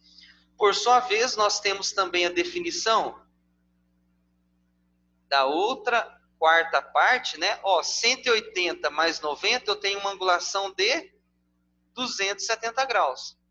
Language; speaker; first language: Portuguese; native; Portuguese